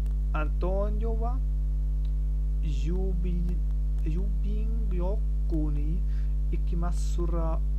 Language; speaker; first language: Japanese; non-native, learner; German